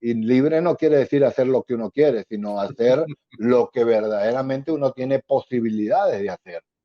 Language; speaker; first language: Spanish; native; Spanish